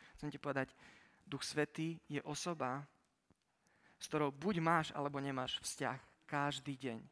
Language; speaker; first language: Slovak; early bilingual, heritage; Slovak